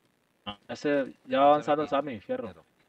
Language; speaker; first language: Spanish; native; Spanish